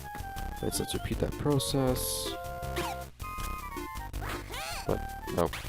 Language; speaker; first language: English; native; English